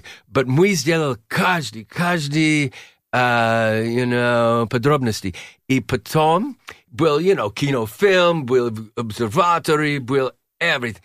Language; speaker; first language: Russian; non-native, learner; English